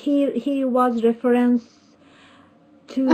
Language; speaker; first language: English; non-native, learner; Turkish